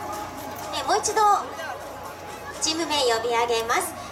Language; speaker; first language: Japanese; native; Japanese